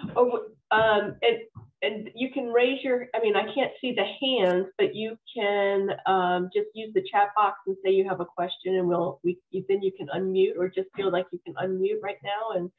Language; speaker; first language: English; native; English